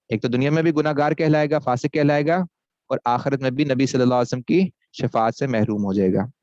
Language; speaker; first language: Urdu; non-native, local second language; Punjabi